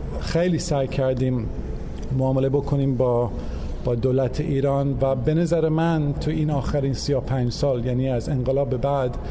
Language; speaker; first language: Persian; early bilingual, heritage; English